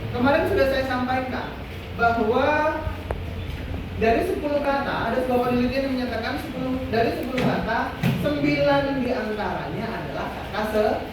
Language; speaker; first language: Indonesian; non-native, local second language; Javanese